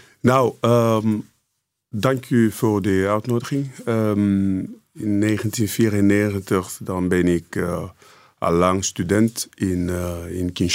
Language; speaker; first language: Dutch; non-native, fluent; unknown